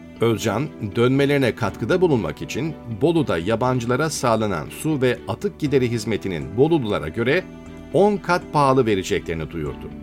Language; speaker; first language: Turkish; native; Turkish